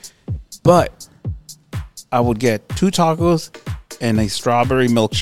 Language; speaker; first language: English; early bilingual, other home language; Spanish